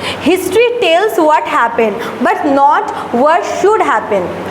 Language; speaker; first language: English; non-native, local second language; Bangla